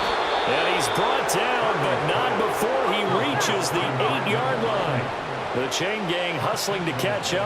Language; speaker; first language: English; native; English